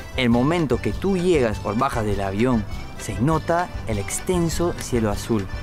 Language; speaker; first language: Spanish; non-native, fluent; English